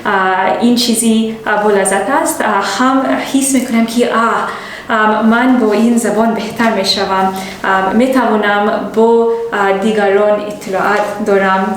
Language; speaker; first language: Persian; non-native, learner; English